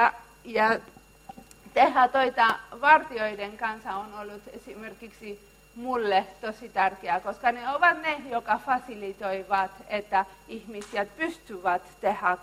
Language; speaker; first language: Finnish; non-native, learner; Spanish